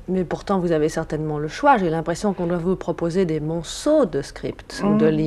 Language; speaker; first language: French; native; French